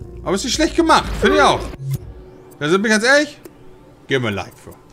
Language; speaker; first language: German; native; German